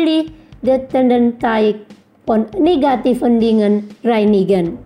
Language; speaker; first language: German; non-native, fluent; Indonesian